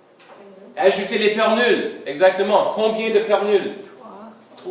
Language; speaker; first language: French; non-native, local second language; English